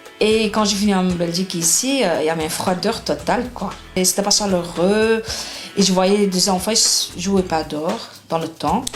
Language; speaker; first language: French; non-native, fluent; Arabic